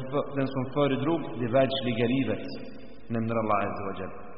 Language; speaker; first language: Swedish; early bilingual, other home language; Arabic